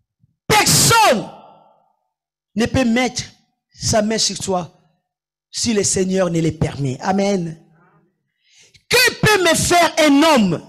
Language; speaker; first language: French; non-native, local second language; Lingala